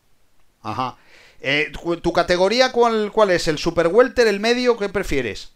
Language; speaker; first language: Spanish; native; Spanish